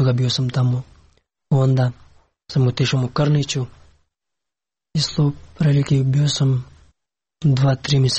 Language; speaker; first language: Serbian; non-native, learner; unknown